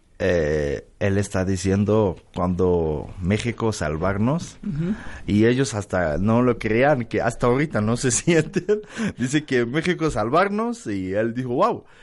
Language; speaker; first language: Spanish; non-native, learner; Arabic